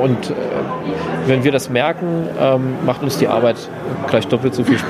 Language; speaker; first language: German; native; German